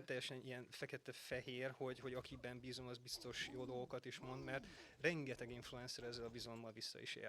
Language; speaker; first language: Hungarian; native; Hungarian